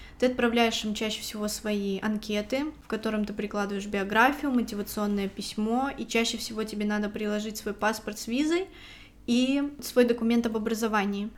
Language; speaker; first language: Russian; native; Russian